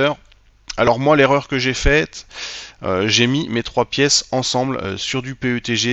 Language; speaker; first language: French; native; French